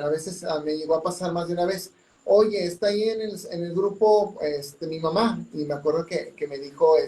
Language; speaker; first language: Spanish; native; Spanish